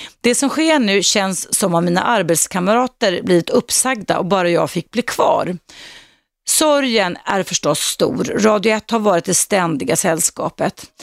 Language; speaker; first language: Swedish; native; Swedish